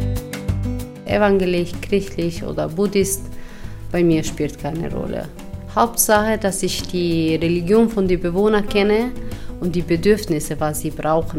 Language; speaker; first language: German; non-native, fluent; Albanian